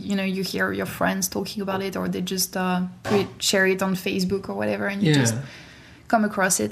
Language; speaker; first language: English; non-native, fluent; French